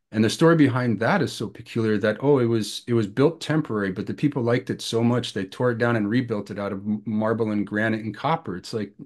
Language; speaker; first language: English; native; English